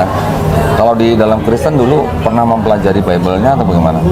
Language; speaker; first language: Indonesian; native; Indonesian